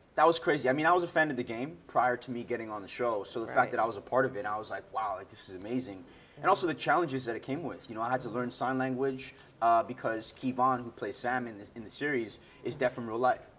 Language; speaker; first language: English; native; English